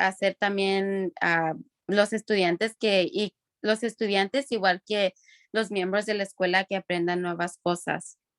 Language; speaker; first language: Spanish; early bilingual, other home language; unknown